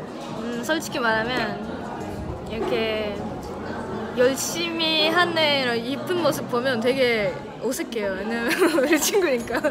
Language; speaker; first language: Korean; non-native, fluent; Russian